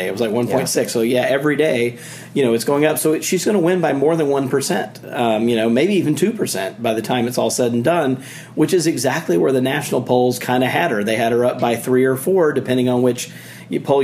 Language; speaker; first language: English; native; English